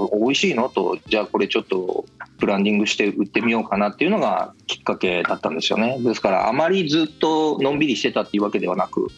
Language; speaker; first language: Japanese; native; Japanese